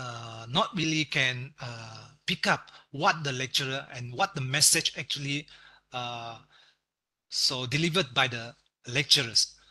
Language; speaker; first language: English; non-native, local second language; Malay